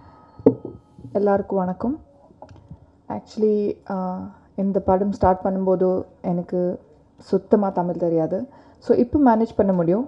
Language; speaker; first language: Tamil; non-native, learner; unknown